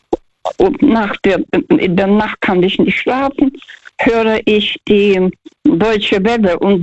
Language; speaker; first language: German; non-native, fluent; Russian